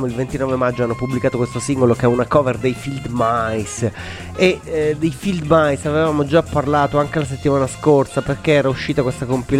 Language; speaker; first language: Italian; native; Italian